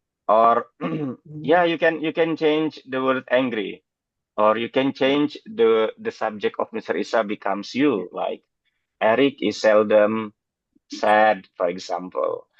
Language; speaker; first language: English; non-native, fluent; Indonesian